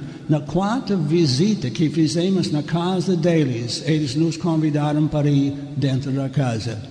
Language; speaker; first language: Portuguese; non-native, fluent; English